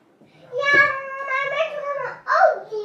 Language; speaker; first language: Dutch; early bilingual, other home language; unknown